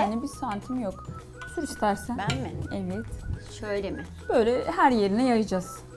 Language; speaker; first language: Turkish; native; Turkish